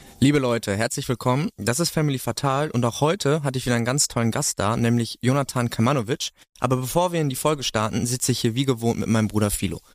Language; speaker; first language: German; native; German